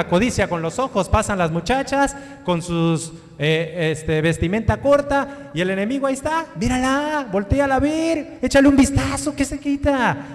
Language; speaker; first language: Spanish; native; Spanish